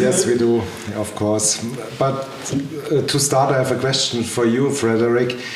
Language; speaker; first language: English; non-native, learner; German